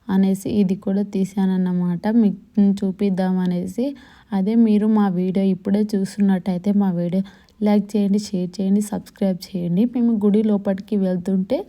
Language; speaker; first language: Telugu; non-native, local second language; Lambadi